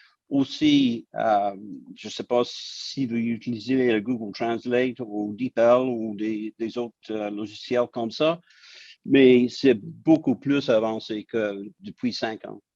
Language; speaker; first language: French; non-native, local second language; English